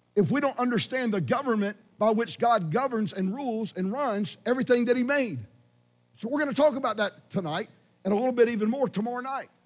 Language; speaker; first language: English; native; English